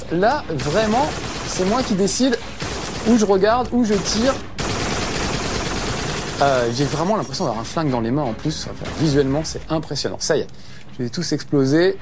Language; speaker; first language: French; native; French